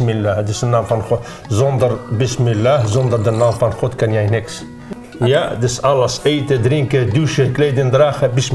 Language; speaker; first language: Dutch; non-native, learner; Arabic